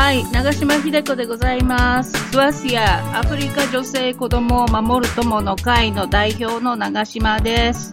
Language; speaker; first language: Japanese; non-native, fluent; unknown